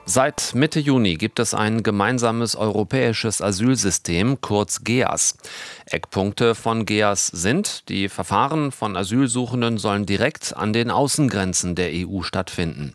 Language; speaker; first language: German; native; German